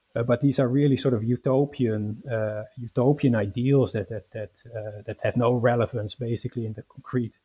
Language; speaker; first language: English; non-native, fluent; Dutch